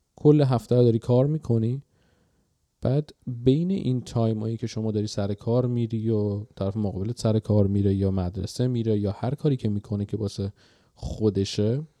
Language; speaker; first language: Persian; native; Persian